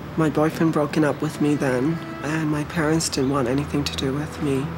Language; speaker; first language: English; early bilingual, other home language; Vietnamese